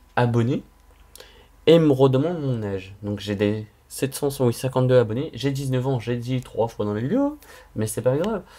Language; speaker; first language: French; native; French